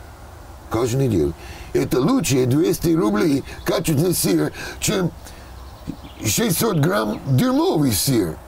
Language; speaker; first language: Russian; non-native, learner; English